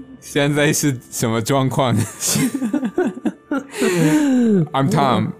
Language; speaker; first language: Chinese; non-native, fluent; English